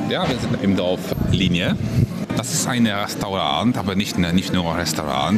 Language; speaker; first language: German; non-native, learner; Polish